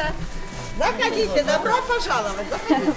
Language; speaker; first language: Russian; native; Russian